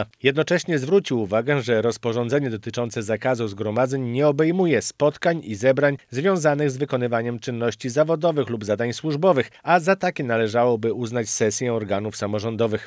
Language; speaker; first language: Polish; native; Polish